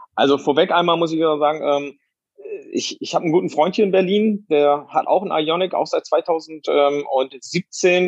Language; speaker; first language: German; native; German